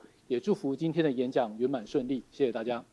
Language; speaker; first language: Chinese; native; Chinese